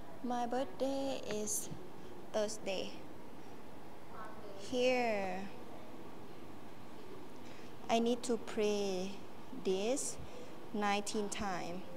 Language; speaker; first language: English; non-native, learner; Thai